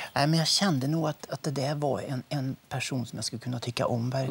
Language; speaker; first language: Swedish; native; Swedish